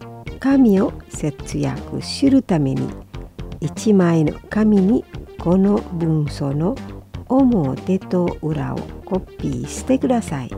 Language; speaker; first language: Japanese; non-native, fluent; Indonesian